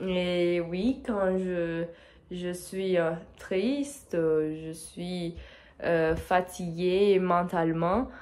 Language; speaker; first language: French; non-native, fluent; Portuguese